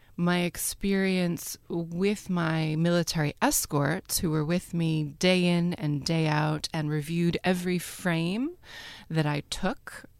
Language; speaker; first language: English; native; English